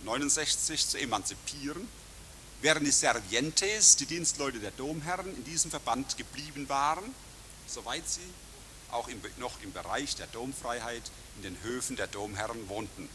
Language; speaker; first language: German; native; German